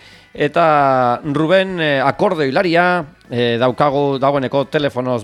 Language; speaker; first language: Basque; native; Basque